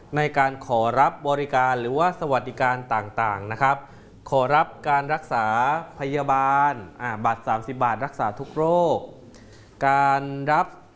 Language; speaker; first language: Thai; native; Thai